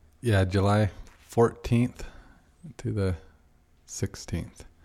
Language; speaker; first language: English; native; English